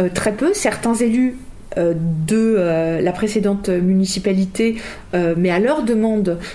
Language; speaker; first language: French; native; French